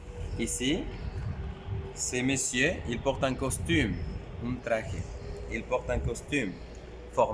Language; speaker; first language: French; non-native, fluent; Spanish